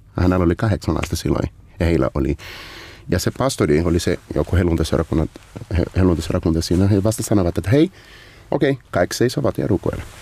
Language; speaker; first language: Finnish; non-native, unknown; Portuguese